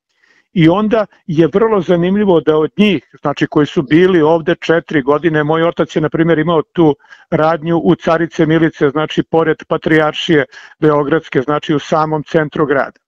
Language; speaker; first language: Serbian; native; Serbian